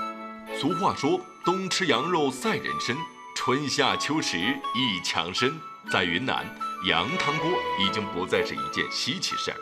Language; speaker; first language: Chinese; native; Chinese